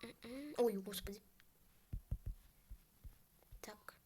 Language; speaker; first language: Russian; native; Russian